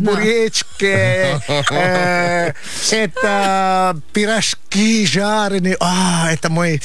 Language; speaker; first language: Russian; non-native, learner; Italian